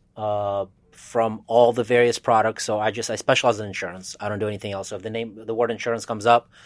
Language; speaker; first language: English; early bilingual, other home language; Russian